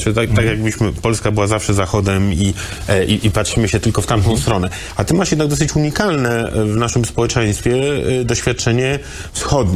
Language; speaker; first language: Polish; native; Polish